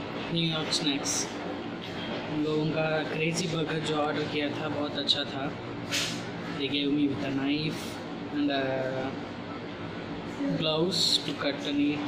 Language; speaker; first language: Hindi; non-native, local second language; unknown